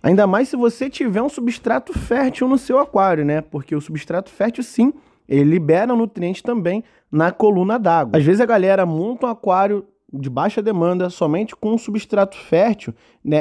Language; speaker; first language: Portuguese; native; Portuguese